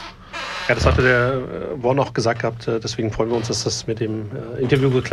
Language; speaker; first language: German; native; German